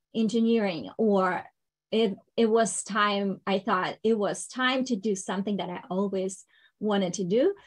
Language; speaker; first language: English; non-native, fluent; Ukrainian